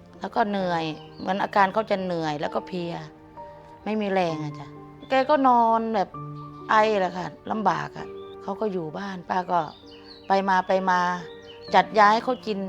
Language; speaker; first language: Thai; native; Thai